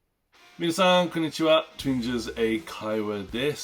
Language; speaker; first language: Japanese; non-native, learner; English